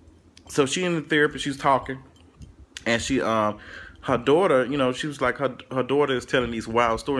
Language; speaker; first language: English; native; English